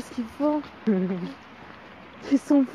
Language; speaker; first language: French; non-native, learner; English